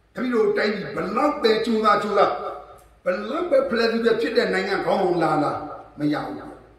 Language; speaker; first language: Burmese; native; Burmese